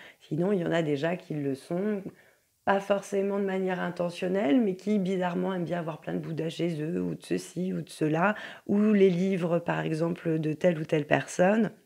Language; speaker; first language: French; native; French